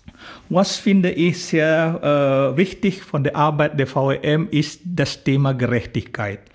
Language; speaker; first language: German; non-native, fluent; Indonesian